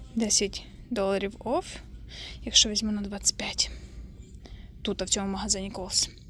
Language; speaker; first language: Ukrainian; native; Ukrainian